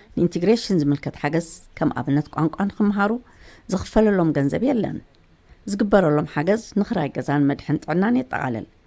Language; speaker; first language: Tigrinya; native; Tigrinya